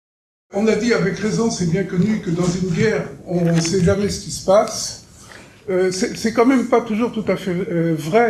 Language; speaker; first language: French; native; French